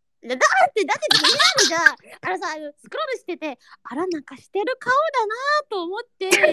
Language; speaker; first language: Japanese; non-native, learner; Indonesian